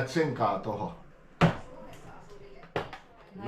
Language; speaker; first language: Finnish; native; Finnish